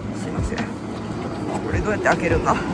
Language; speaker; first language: Japanese; native; Japanese